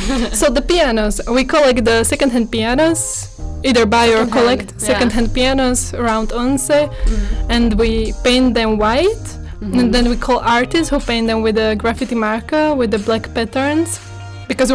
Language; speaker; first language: English; non-native, fluent; Slovak